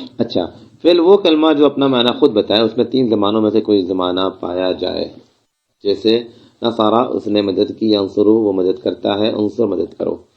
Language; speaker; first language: Urdu; non-native, local second language; Baluchi